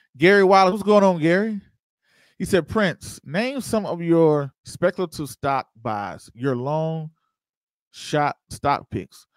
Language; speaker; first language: English; native; English